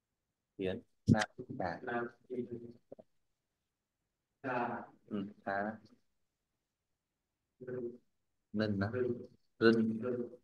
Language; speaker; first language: Vietnamese; native; Vietnamese